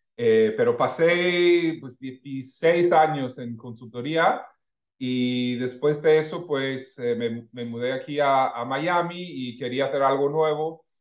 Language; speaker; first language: Spanish; non-native, fluent; English